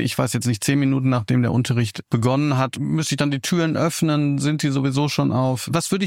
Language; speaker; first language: German; native; German